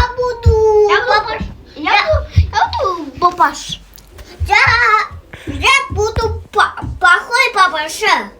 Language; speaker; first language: Russian; non-native, local second language; Kazakh